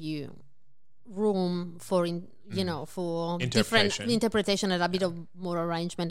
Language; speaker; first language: English; non-native, fluent; Italian